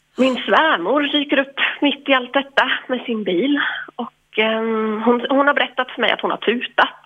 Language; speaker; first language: Swedish; early bilingual, other home language; English